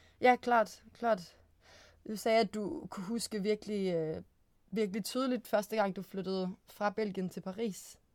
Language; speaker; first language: Danish; native; Danish